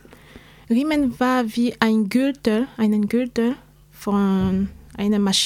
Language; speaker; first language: German; non-native, learner; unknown